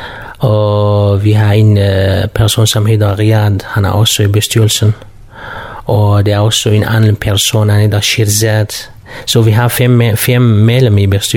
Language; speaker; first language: Danish; non-native, learner; Kurdish